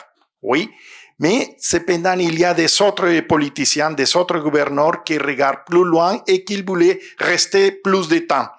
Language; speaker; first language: French; non-native, fluent; Spanish